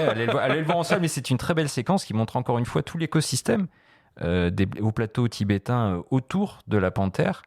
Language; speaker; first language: French; native; French